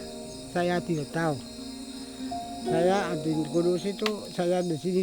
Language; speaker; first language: Indonesian; non-native, local second language; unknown